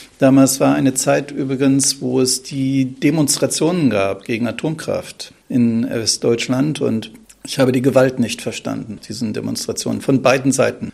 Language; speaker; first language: German; native; German